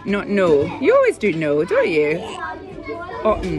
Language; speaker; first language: English; native; English